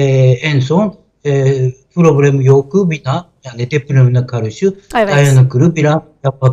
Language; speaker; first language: Turkish; non-native, learner; Japanese